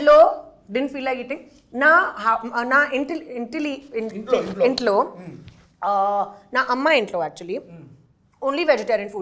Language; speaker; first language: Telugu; non-native, local second language; Hindi